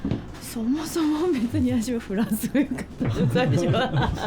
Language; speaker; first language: Japanese; native; Japanese